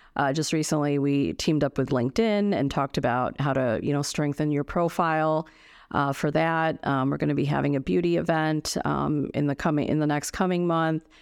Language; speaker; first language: English; native; English